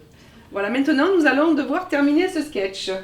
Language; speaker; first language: French; native; French